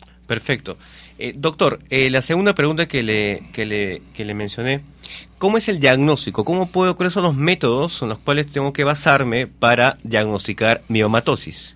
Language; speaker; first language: Spanish; native; Spanish